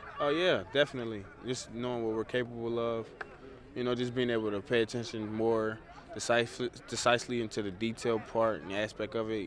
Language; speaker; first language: English; native; English